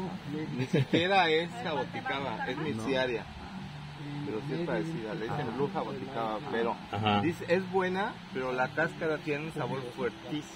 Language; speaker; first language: Spanish; native; Spanish